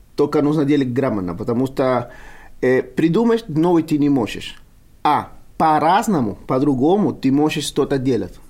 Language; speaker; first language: Russian; non-native, fluent; Spanish